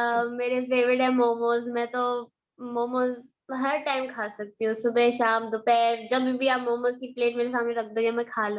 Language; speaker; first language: Hindi; early bilingual, heritage; Hindi